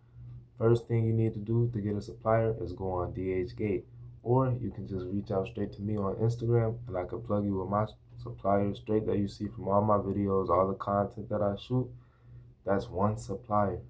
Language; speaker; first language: English; native; English